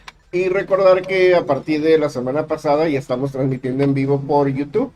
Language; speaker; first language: Spanish; native; Spanish